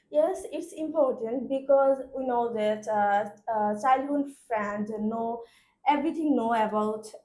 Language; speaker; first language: English; non-native, learner; Bangla